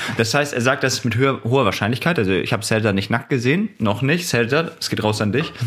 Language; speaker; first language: German; early bilingual, other home language; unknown